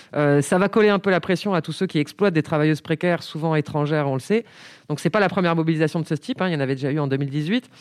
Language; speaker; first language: French; native; French